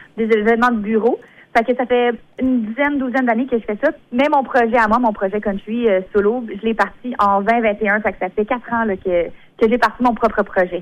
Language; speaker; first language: French; native; French